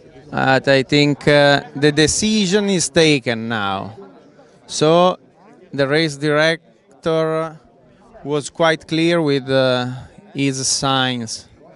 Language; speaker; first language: English; non-native, fluent; Italian